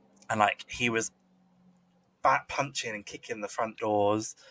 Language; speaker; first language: English; native; English